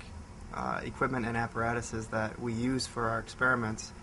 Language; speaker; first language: English; native; English